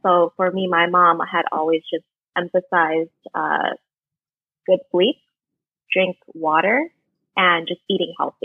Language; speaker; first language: English; native; English